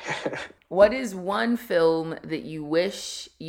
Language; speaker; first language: English; native; English